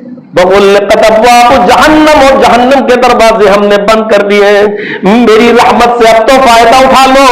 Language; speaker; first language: Urdu; native; Urdu